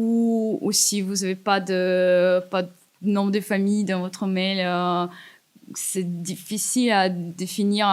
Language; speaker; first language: French; non-native, fluent; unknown